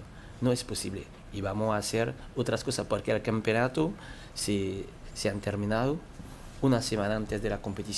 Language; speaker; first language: Spanish; non-native, learner; French